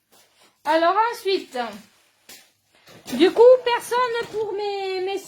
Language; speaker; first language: French; native; French